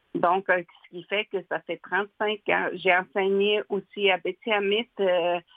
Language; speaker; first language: French; native; French